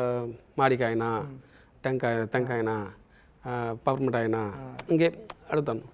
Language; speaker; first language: Telugu; non-native, learner; Tamil